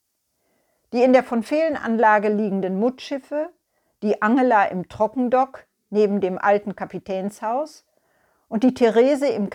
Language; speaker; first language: German; native; German